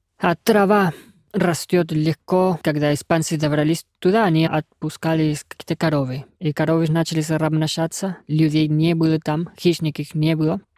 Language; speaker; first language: Russian; non-native, fluent; Spanish